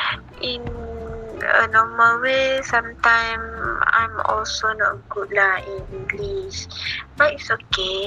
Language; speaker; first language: English; non-native, learner; Malay